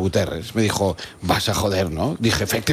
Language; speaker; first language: Spanish; native; Spanish